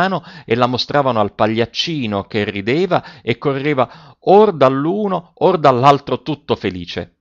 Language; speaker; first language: Italian; native; Italian